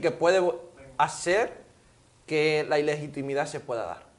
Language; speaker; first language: Spanish; native; Spanish